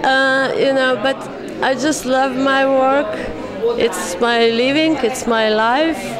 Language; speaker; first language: English; non-native, fluent; Slovenian